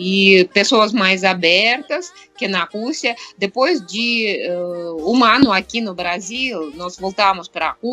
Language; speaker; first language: Portuguese; non-native, fluent; Russian